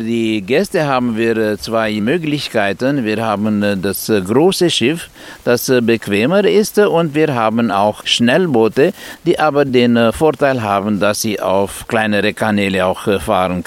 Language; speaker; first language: German; non-native, fluent; Romanian